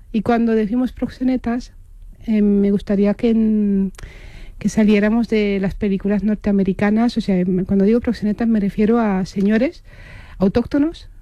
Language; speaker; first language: Spanish; non-native, fluent; Romanian